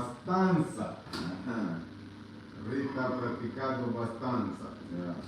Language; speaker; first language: Italian; non-native, learner; Spanish